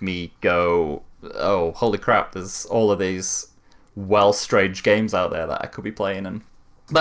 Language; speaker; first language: English; native; English